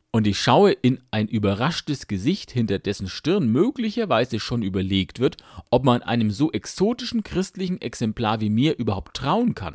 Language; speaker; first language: German; native; German